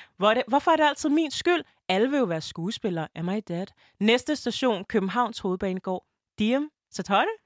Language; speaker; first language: Danish; early bilingual, other home language; French